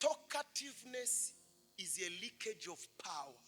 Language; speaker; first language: English; non-native, local second language; Swahili